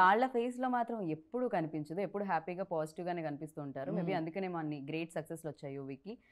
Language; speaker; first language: Telugu; native; Telugu